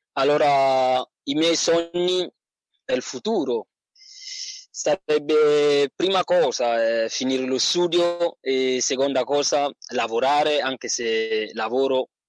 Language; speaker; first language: Italian; non-native, fluent; French